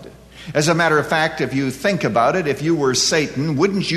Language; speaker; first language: English; native; English